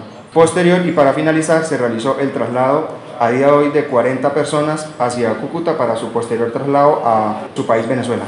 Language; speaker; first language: Spanish; native; Spanish